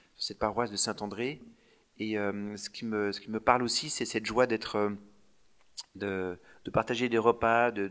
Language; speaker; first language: French; native; French